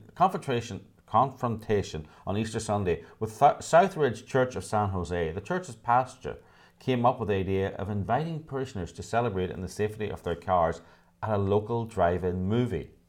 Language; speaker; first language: English; native; English